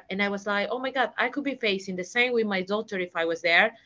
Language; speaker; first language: English; non-native, fluent; Spanish